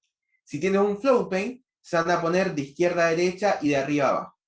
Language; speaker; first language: Spanish; native; Spanish